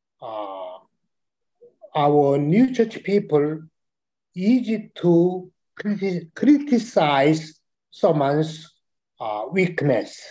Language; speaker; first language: English; non-native, learner; Chinese